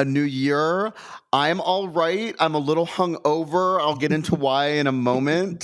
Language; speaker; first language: English; native; English